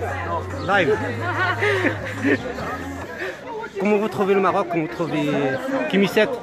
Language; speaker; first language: French; non-native, local second language; Arabic